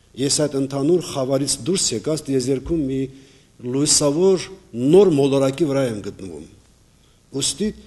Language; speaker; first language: Armenian; native; Armenian